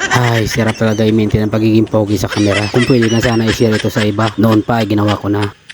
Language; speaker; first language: Filipino; non-native, local second language; Bikol